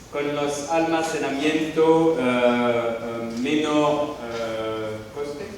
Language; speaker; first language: Spanish; non-native, learner; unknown